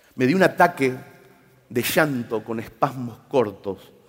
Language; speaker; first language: Spanish; native; Spanish